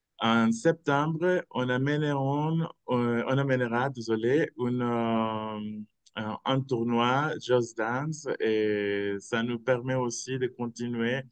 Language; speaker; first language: French; non-native, fluent; Spanish